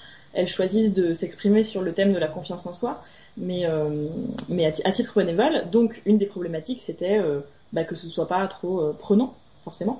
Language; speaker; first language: French; native; French